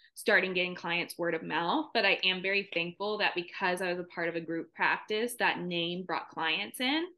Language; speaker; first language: English; native; English